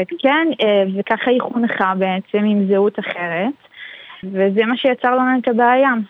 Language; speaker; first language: Hebrew; early bilingual, other home language; Russian